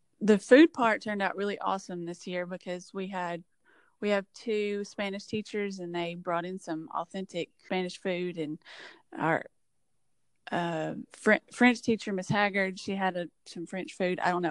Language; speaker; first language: English; native; English